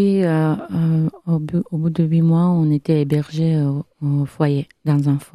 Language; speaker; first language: French; non-native, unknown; Armenian